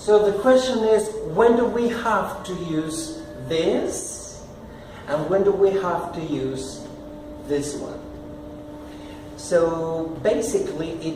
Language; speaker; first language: English; non-native, fluent; Spanish